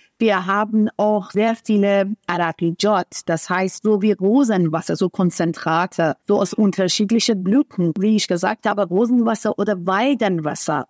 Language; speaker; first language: German; non-native, fluent; Persian